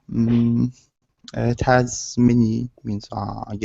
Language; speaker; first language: English; non-native, learner; Arabic